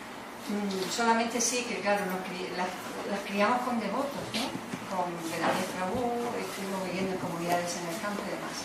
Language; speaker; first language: Spanish; native; Spanish